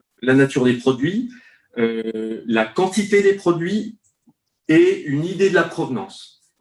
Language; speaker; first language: French; native; French